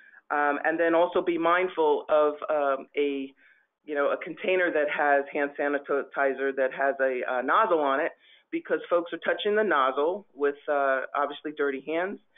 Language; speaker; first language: English; native; English